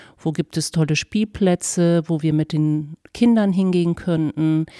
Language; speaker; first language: German; native; German